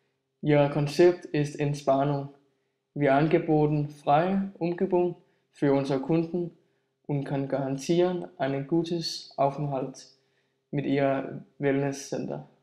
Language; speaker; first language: German; non-native, learner; Danish